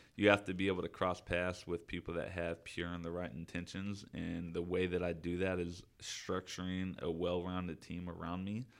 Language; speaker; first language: English; native; English